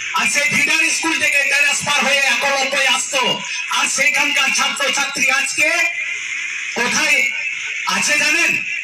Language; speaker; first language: Bangla; non-native, local second language; Santali